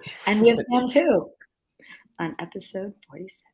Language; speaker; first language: English; native; English